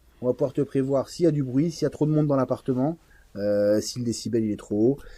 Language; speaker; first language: French; native; French